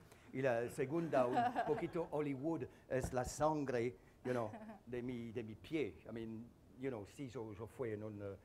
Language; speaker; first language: Spanish; non-native, learner; French